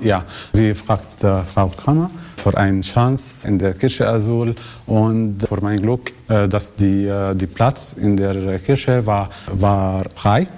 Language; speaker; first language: German; non-native, learner; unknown